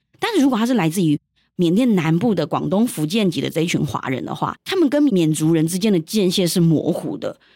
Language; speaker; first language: Chinese; early bilingual, heritage; Chinese